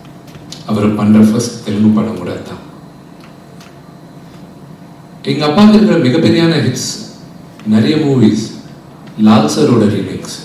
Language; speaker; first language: Tamil; non-native, local second language; Telugu